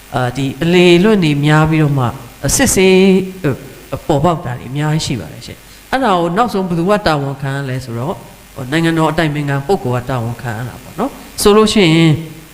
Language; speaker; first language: Burmese; native; Burmese